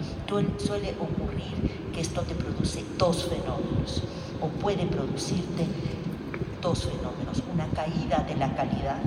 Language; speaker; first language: Spanish; native; Spanish